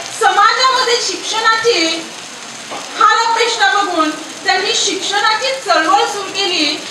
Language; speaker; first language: Marathi; native; Marathi